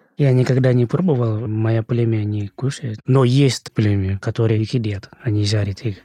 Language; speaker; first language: Russian; non-native, fluent; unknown